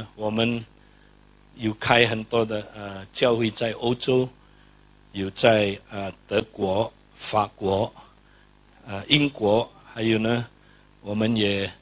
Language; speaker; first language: Chinese; non-native, fluent; Indonesian